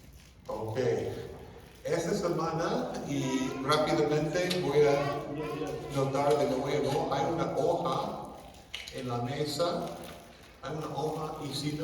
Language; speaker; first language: Spanish; non-native, fluent; English